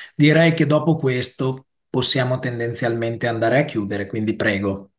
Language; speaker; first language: Italian; native; Italian